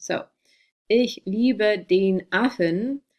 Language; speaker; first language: German; non-native, fluent; English